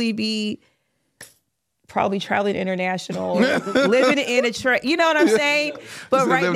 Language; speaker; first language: English; native; English